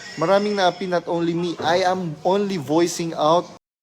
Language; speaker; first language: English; non-native, learner; Filipino